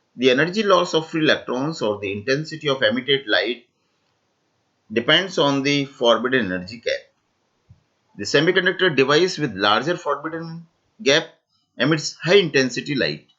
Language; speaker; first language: English; non-native, local second language; Hindi